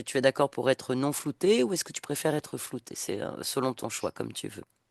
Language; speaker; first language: French; native; French